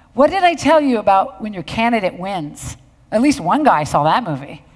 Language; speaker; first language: English; native; English